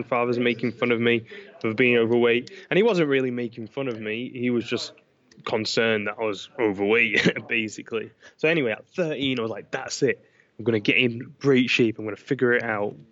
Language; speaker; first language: English; native; English